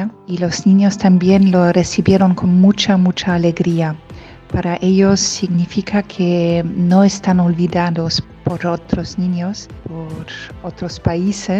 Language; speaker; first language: Spanish; non-native, fluent; Polish